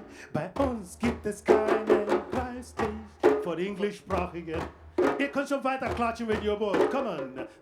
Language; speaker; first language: German; non-native, fluent; Igbo